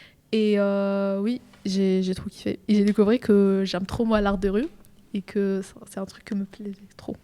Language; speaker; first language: French; non-native, fluent; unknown